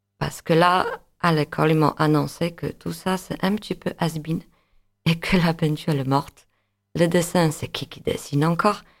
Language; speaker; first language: French; non-native, fluent; Polish